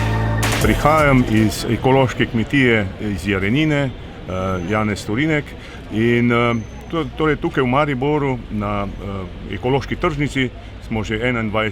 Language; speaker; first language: Slovenian; native; Slovenian